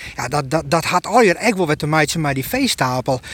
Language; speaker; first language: Dutch; native; Dutch